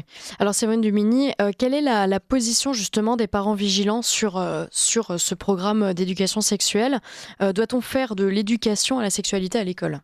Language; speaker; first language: French; native; French